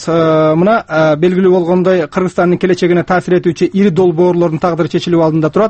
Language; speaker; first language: Kyrgyz; native; Kyrgyz